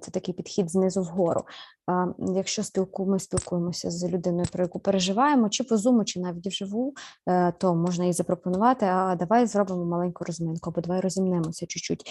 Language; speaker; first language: Ukrainian; native; Ukrainian